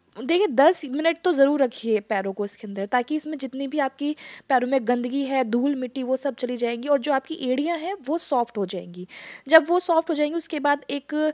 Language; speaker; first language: Hindi; native; Hindi